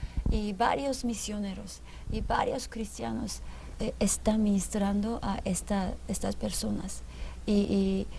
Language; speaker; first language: Spanish; non-native, fluent; Japanese